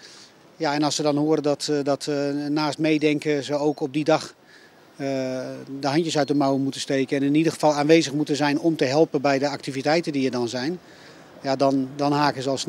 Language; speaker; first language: Dutch; native; Dutch